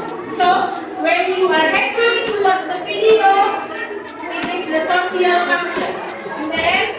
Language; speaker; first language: English; non-native, fluent; Indonesian